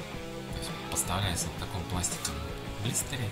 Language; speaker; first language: Russian; native; Russian